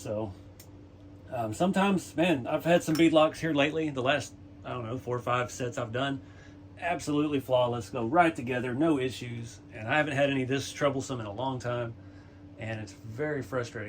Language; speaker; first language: English; native; English